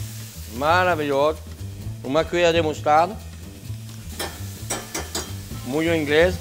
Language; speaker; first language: Portuguese; non-native, fluent; French